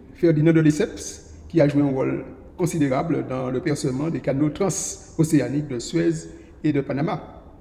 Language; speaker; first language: French; native; French